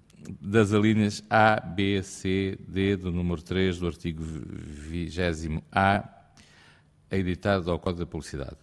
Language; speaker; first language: Portuguese; native; Portuguese